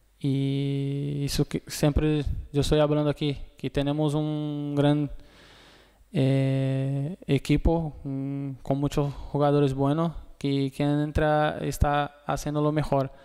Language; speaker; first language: Spanish; non-native, learner; Portuguese